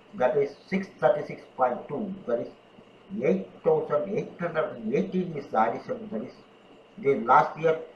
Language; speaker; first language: English; non-native, local second language; Tamil